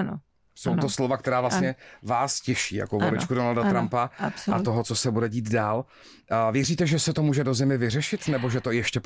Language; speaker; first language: Czech; native; Czech